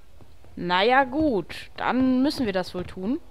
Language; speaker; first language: German; native; German